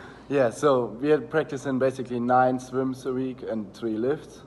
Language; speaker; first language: English; non-native, fluent; German